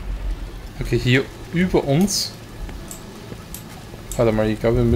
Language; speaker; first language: German; native; German